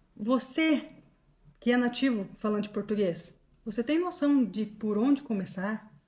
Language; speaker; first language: Portuguese; native; Portuguese